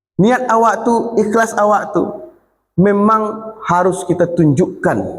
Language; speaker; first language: Malay; non-native, local second language; Minangkabau